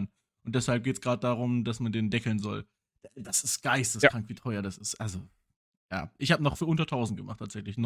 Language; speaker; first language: German; native; German